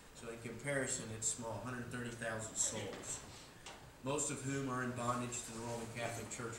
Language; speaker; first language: English; native; English